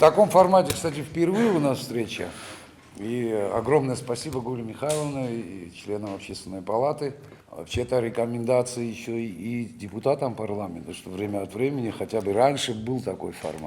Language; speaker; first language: Russian; native; Russian